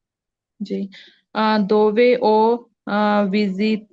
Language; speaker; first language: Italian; non-native, learner; Hindi